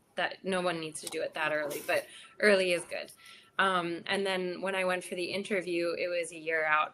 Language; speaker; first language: English; native; English